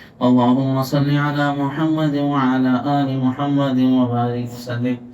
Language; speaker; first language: Urdu; native; Urdu